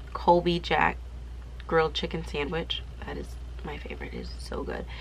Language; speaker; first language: English; native; English